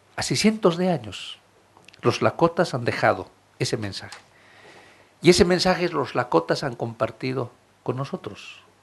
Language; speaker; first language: Spanish; non-native, local second language; Aymara